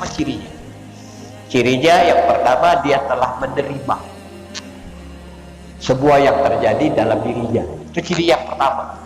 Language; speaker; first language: Indonesian; native; Indonesian